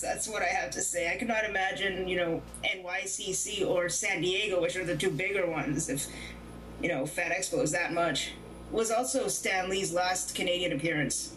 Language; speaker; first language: English; native; English